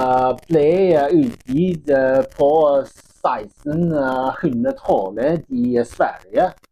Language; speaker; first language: Norwegian; non-native, learner; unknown